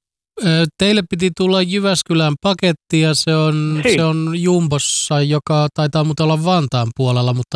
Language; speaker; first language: Finnish; native; Finnish